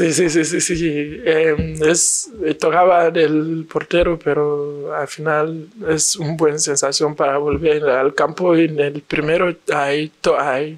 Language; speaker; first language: Spanish; non-native, learner; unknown